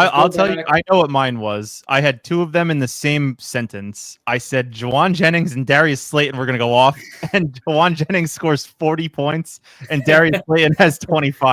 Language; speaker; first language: English; native; English